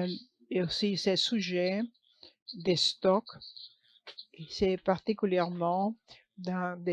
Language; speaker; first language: French; non-native, learner; English